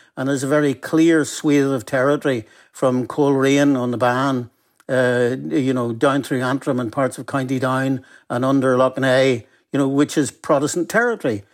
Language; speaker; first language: English; native; English